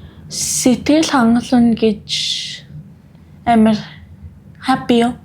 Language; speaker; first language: Mongolian; early bilingual, heritage; Mongolian